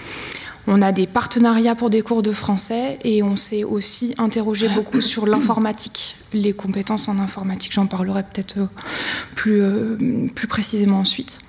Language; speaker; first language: French; native; French